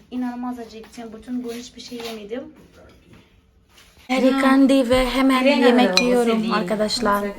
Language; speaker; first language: Turkish; non-native, fluent; Portuguese